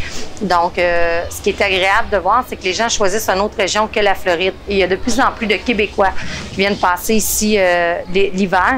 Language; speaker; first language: French; native; French